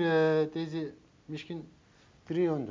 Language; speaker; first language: Dutch; non-native, learner; Turkish